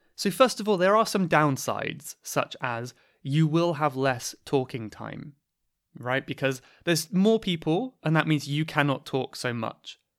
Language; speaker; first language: English; native; English